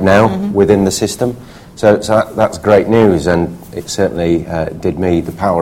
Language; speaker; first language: English; native; English